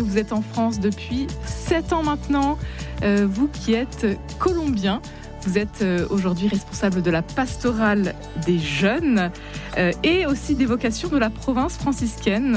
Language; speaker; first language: French; native; French